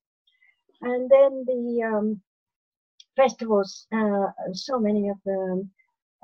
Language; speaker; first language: English; native; English